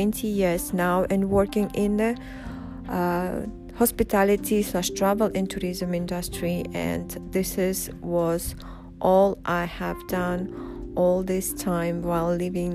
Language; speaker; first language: English; non-native, fluent; Russian